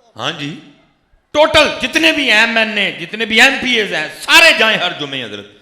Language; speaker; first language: Urdu; non-native, local second language; Punjabi